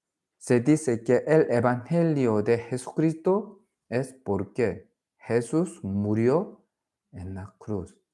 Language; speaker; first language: Spanish; non-native, learner; Korean